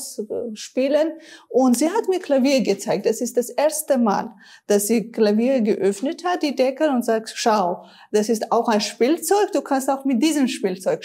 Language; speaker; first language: German; non-native, fluent; Armenian